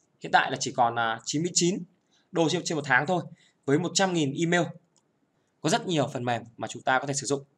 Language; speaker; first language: Vietnamese; native; Vietnamese